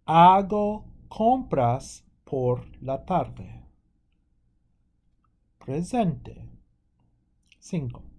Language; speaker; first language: Spanish; non-native, fluent; English